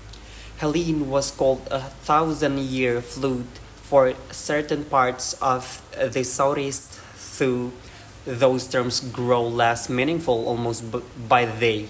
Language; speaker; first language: English; non-native, learner; Indonesian